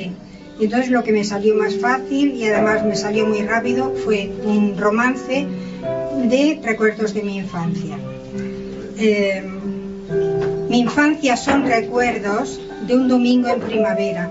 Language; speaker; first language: Spanish; native; Spanish